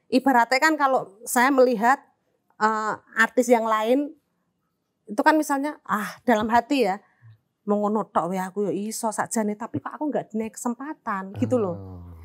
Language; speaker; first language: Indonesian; non-native, local second language; Javanese